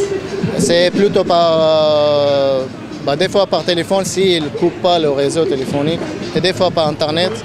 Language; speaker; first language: French; non-native, fluent; Arabic